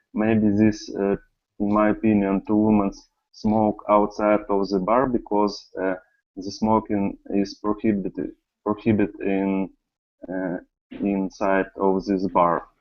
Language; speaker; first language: English; non-native, learner; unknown